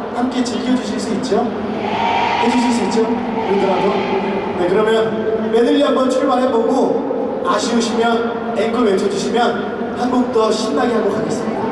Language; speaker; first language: Korean; native; Korean